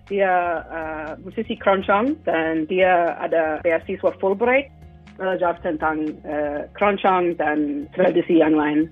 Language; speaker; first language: Indonesian; non-native, fluent; English